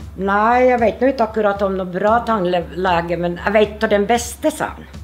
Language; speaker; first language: Norwegian; non-native, fluent; Finnish